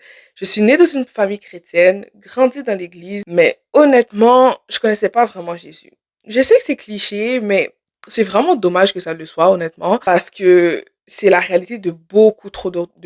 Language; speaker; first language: French; native; French